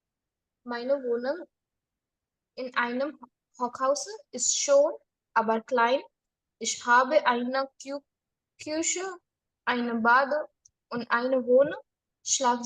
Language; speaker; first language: German; non-native, learner; Hindi